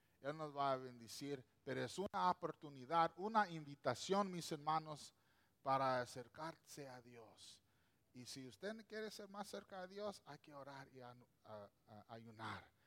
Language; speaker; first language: Spanish; non-native, local second language; English